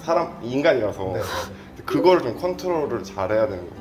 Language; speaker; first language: Korean; native; Korean